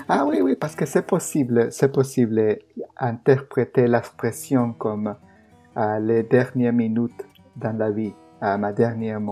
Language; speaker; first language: French; non-native, fluent; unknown